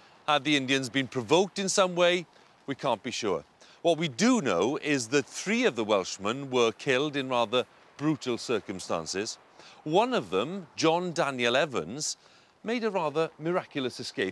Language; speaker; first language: English; non-native, local second language; Welsh